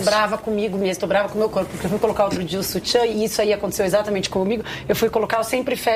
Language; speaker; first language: Portuguese; native; Portuguese